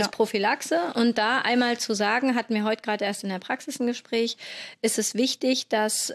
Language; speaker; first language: German; native; German